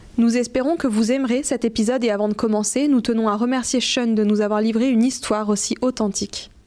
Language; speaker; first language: French; native; French